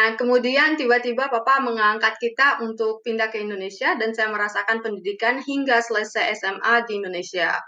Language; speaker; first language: Indonesian; early bilingual, other home language; Romanian